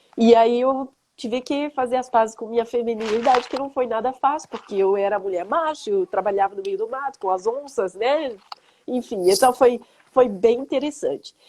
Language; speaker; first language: Portuguese; non-native, fluent; French